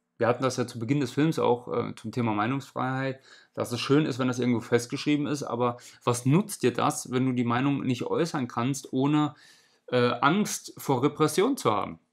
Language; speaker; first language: German; native; German